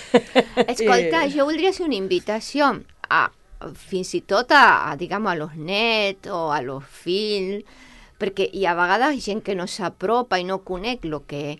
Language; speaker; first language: Catalan; non-native, local second language; Spanish